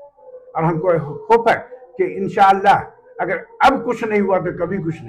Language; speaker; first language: Hindi; early bilingual, heritage; Urdu